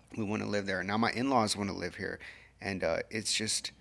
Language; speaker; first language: English; native; English